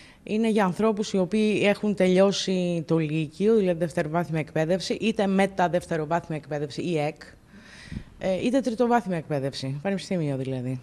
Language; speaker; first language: Greek; native; Greek